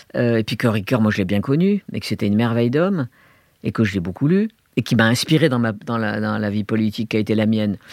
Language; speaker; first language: French; native; French